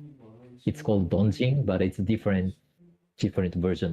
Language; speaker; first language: English; non-native, fluent; Japanese